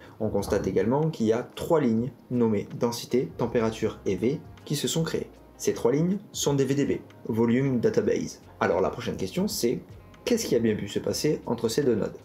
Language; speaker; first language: French; native; French